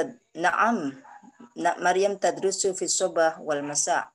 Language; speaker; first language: Arabic; non-native, learner; Indonesian